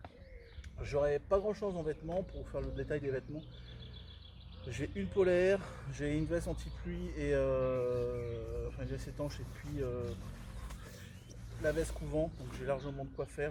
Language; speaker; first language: French; native; French